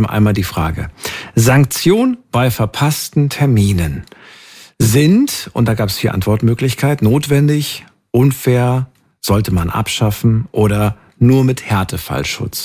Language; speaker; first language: German; native; German